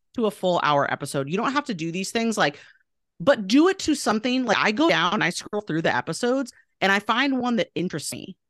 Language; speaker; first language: English; native; English